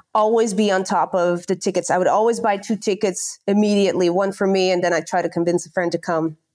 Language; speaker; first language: English; non-native, fluent; Dutch